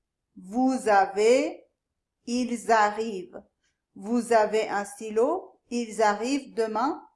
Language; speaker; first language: French; non-native, fluent; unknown